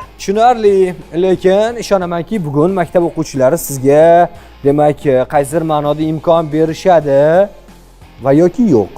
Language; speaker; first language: Uzbek; native; Uzbek